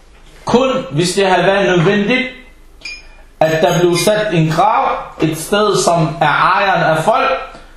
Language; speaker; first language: Danish; early bilingual, other home language; Arabic